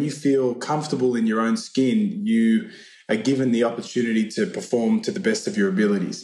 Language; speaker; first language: English; native; English